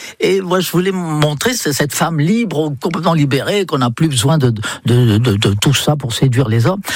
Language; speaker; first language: French; non-native, fluent; English